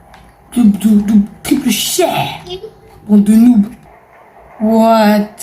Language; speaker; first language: French; native; French